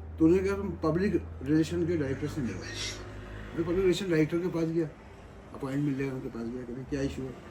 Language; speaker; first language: Urdu; native; Urdu